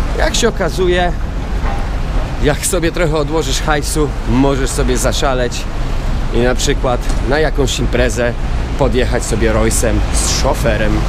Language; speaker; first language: Polish; native; Polish